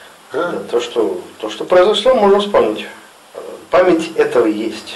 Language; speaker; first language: Russian; native; Russian